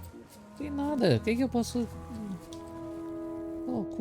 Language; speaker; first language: Portuguese; native; Portuguese